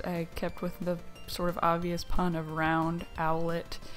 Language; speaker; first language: English; native; English